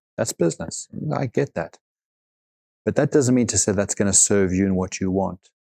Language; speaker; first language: English; native; English